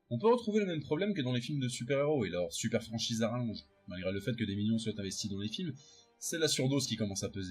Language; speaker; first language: French; native; French